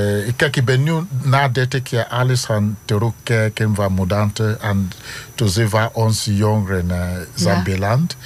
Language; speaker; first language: Dutch; non-native, fluent; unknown